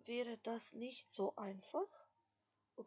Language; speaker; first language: German; non-native, fluent; Macedonian